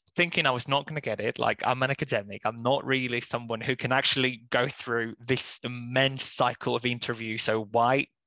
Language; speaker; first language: English; non-native, fluent; Spanish